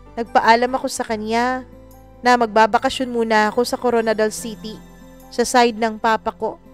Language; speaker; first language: Filipino; non-native, local second language; Cebuano